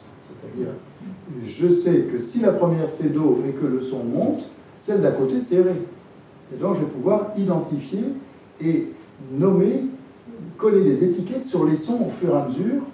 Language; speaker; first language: French; native; French